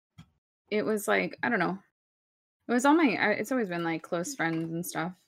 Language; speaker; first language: English; early bilingual, other home language; Spanish